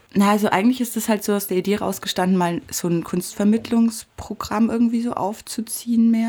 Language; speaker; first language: German; native; German